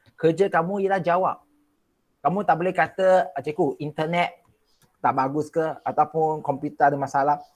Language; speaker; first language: Malay; non-native, local second language; Chinese